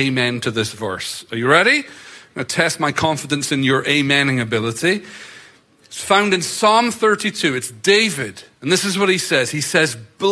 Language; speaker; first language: English; native; English